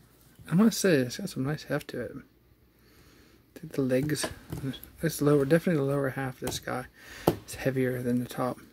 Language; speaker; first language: English; native; English